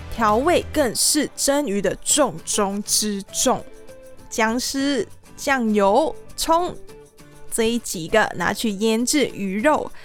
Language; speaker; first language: Chinese; non-native, fluent; Cantonese